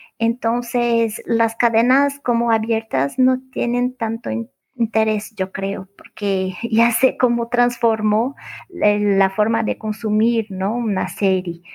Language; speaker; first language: Spanish; non-native, fluent; Portuguese